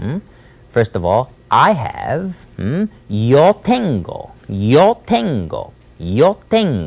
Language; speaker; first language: Spanish; non-native, fluent; English